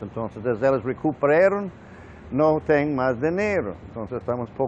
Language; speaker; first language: Portuguese; non-native, fluent; English